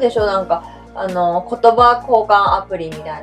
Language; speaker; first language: Japanese; native; Japanese